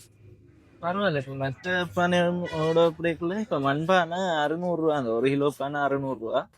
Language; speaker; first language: Tamil; native; Tamil